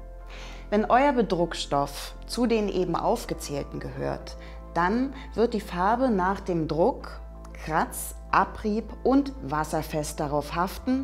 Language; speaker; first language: German; native; German